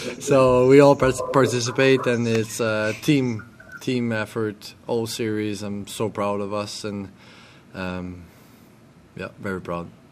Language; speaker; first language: English; non-native, fluent; French